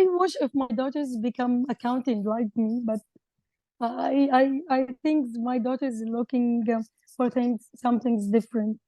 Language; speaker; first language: English; non-native, learner; Arabic